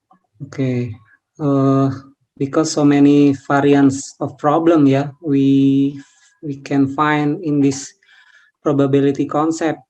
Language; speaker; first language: English; non-native, learner; Indonesian